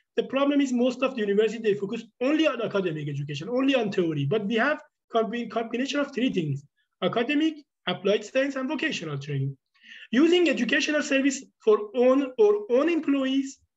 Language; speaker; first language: English; non-native, fluent; Persian